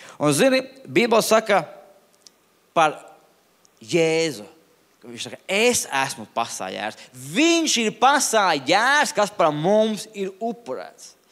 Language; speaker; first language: Latvian; non-native, local second language; Russian